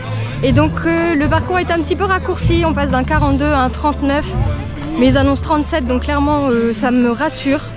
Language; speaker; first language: French; native; French